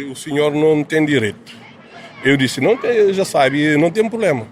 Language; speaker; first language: Portuguese; non-native, local second language; Kabuverdianu